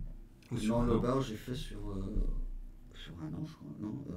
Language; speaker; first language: French; native; French